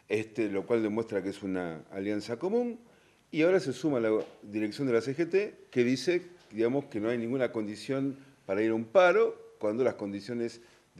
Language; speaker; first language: Spanish; native; Spanish